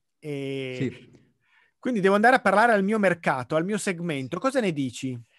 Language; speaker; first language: Italian; native; Italian